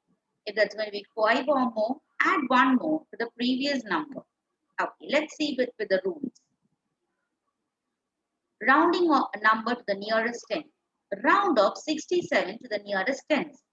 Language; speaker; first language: English; non-native, local second language; Tamil